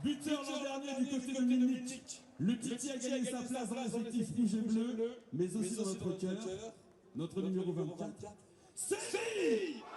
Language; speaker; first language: French; native; French